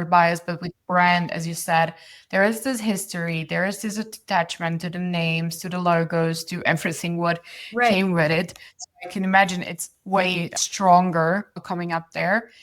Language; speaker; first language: English; non-native, fluent; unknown